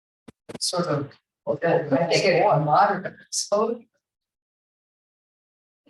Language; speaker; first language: English; native; English